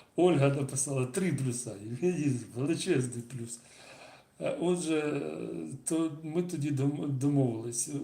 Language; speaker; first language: Ukrainian; non-native, local second language; Russian